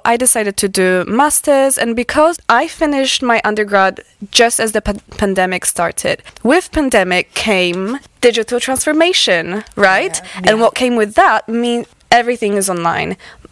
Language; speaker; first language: English; non-native, fluent; Polish